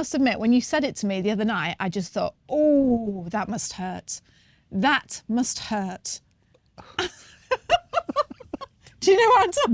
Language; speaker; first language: English; native; English